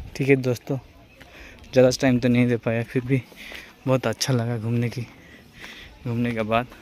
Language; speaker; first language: Hindi; non-native, local second language; Odia